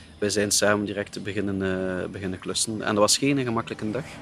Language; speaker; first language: Dutch; native; Dutch